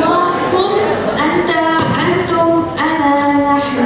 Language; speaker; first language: Arabic; non-native, learner; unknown